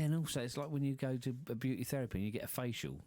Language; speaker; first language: English; native; English